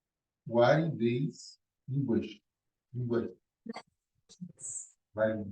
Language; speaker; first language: English; non-native, learner; Portuguese